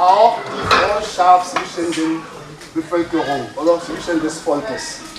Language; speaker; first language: German; non-native, fluent; French